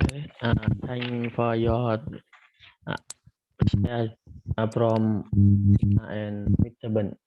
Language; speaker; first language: English; non-native, learner; Khmer